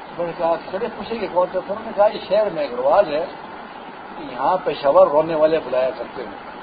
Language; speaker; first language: Urdu; non-native, local second language; Pashto